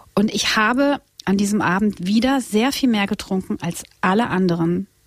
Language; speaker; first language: German; early bilingual, other home language; Croatian